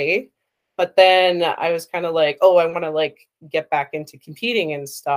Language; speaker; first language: English; native; English